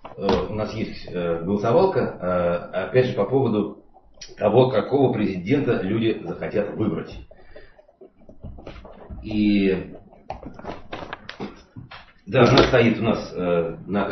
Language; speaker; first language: Russian; native; Russian